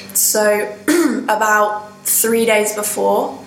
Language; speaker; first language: English; native; English